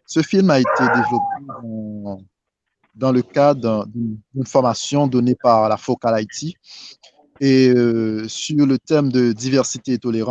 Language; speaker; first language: French; non-native, local second language; Haitian Creole